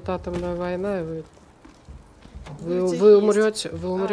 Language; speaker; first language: Russian; native; Russian